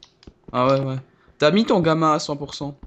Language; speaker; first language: French; native; French